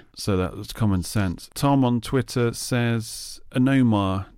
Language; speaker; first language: English; native; English